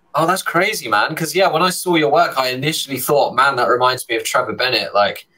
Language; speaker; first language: English; native; English